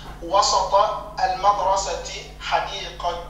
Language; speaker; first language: Arabic; non-native, learner; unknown